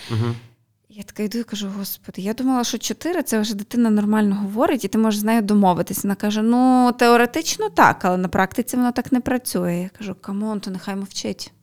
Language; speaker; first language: Ukrainian; native; Ukrainian